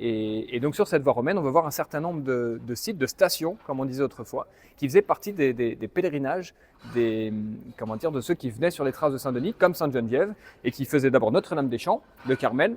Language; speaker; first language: French; native; French